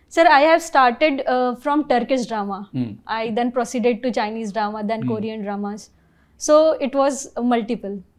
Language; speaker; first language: Hindi; non-native, local second language; Marathi